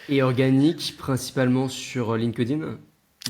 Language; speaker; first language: French; native; French